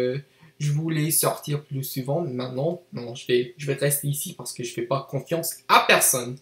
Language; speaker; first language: French; non-native, learner; English